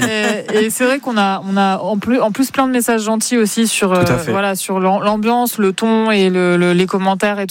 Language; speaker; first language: French; native; French